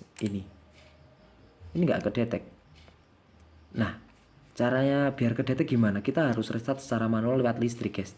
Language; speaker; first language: Indonesian; native; Indonesian